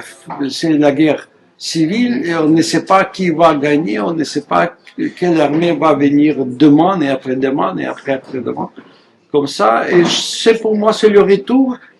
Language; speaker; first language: French; non-native, fluent; Russian